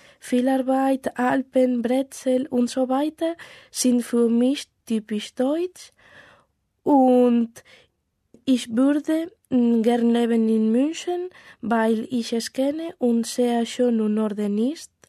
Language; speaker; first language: German; non-native, learner; Spanish